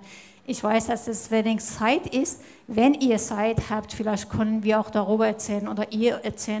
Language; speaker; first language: German; non-native, fluent; Persian